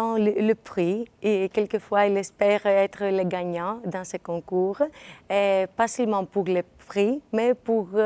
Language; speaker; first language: French; non-native, fluent; Greek